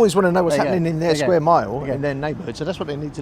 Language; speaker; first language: English; native; English